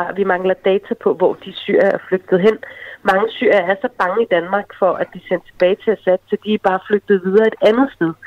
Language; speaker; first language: Danish; early bilingual, other home language; Arabic